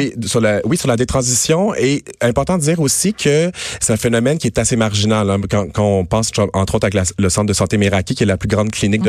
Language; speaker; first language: French; native; French